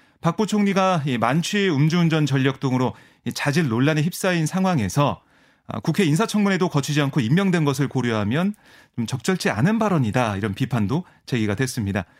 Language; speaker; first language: Korean; native; Korean